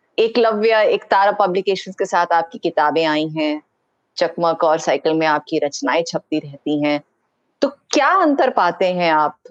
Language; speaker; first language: Hindi; native; Hindi